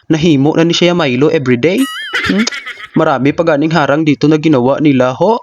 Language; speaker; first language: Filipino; non-native, local second language; Hiligaynon